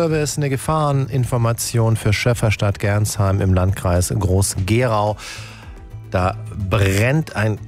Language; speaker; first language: German; native; German